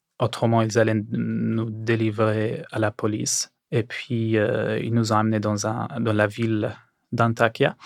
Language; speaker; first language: French; non-native, fluent; Arabic